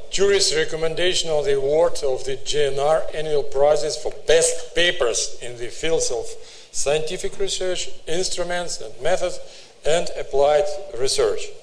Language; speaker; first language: English; non-native, fluent; Russian